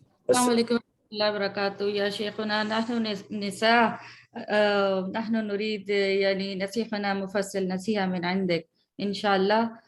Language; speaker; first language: Arabic; non-native, learner; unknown